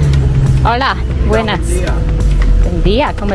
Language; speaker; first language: Spanish; non-native, learner; Polish